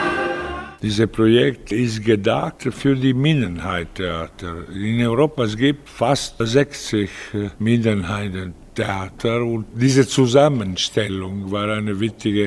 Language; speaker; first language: German; non-native, fluent; Italian